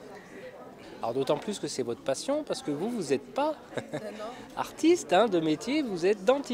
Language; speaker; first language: French; native; French